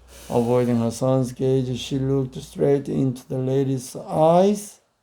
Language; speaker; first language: English; non-native, fluent; Korean